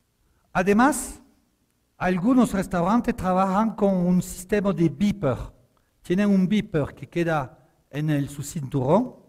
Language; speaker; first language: Spanish; non-native, fluent; French